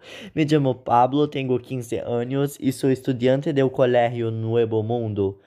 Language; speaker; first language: Spanish; non-native, learner; Portuguese